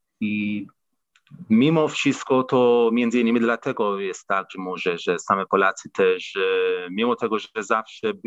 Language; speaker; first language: Polish; non-native, fluent; Persian